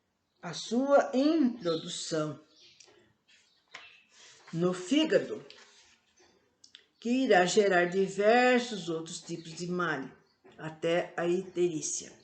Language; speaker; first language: Portuguese; native; Portuguese